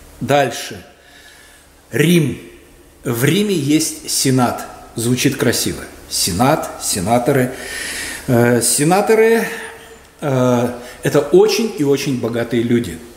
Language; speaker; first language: Russian; native; Russian